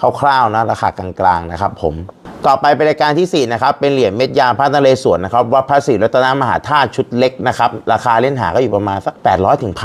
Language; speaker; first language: Thai; native; Thai